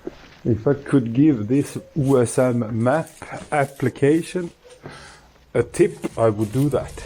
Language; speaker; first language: English; non-native, fluent; Swedish